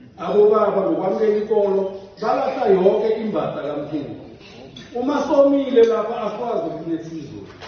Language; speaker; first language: Zulu; non-native, local second language; South Ndebele